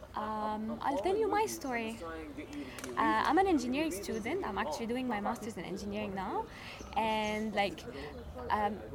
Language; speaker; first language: English; non-native, fluent; Arabic